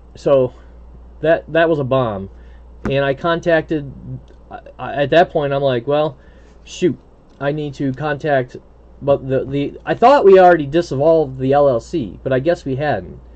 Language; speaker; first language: English; native; English